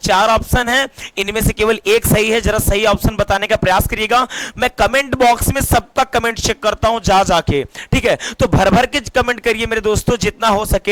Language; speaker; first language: Hindi; native; Hindi